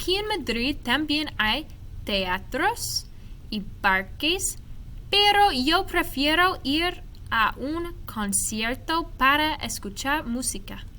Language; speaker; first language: Spanish; non-native, fluent; English